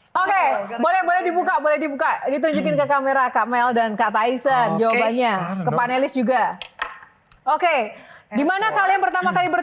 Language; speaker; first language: Indonesian; native; Indonesian